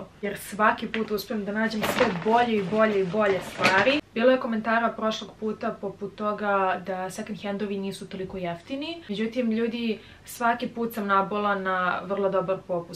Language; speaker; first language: Serbian; native; Serbian